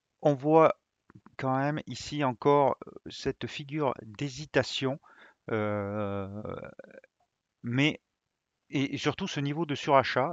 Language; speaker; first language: French; native; French